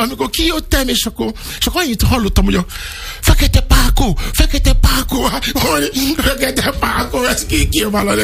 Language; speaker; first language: Hungarian; non-native, fluent; Yoruba